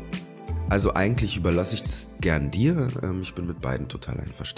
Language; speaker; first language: German; native; German